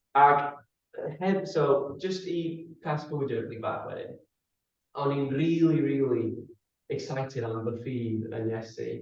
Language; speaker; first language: Welsh; non-native, fluent; English